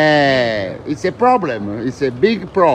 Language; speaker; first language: English; non-native, learner; Italian